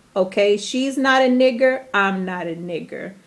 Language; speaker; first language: English; native; English